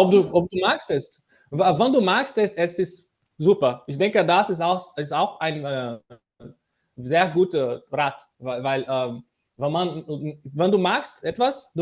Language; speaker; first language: German; non-native, learner; Portuguese